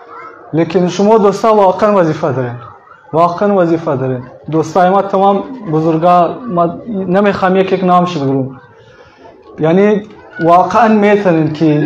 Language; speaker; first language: Persian; native; Persian